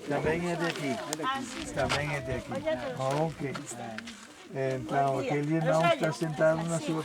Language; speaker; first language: Portuguese; non-native, fluent; Spanish